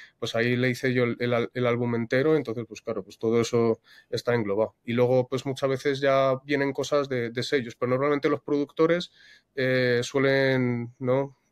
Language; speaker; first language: Spanish; non-native, fluent; Russian